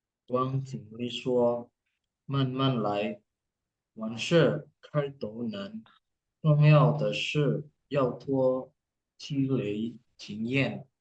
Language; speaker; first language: Chinese; non-native, learner; Indonesian